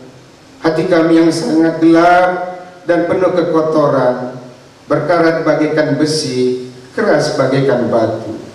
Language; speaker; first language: Indonesian; native; Indonesian